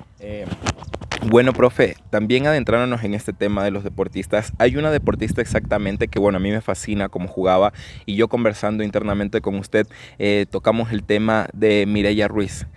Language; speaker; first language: Spanish; native; Spanish